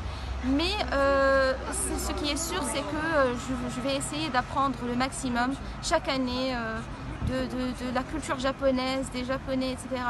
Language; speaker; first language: French; non-native, local second language; Arabic